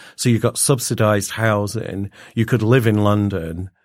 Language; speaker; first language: English; native; English